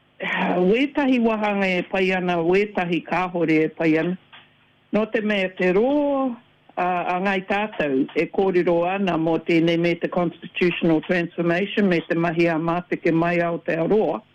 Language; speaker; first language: Māori; native; Māori